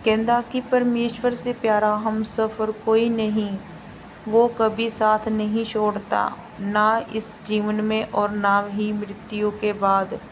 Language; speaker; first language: Hindi; non-native, local second language; Punjabi